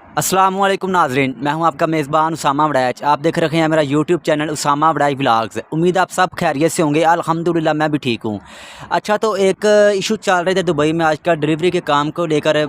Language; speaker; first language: Urdu; non-native, local second language; Punjabi